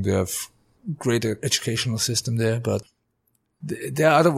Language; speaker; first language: English; non-native, fluent; German